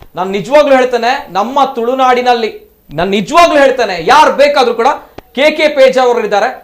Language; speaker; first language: Kannada; non-native, local second language; Tulu